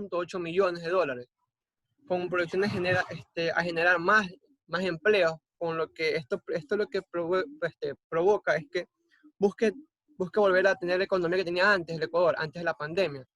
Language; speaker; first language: Spanish; native; Spanish